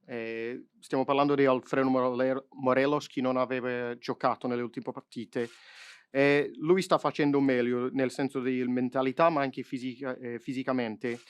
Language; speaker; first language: Italian; non-native, fluent; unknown